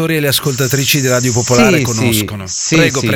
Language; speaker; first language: Italian; native; Italian